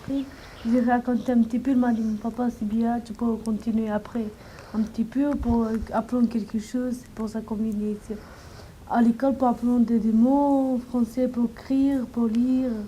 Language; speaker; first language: French; non-native, learner; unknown